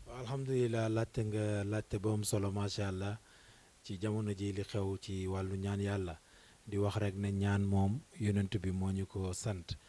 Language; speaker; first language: Wolof; non-native, local second language; Serer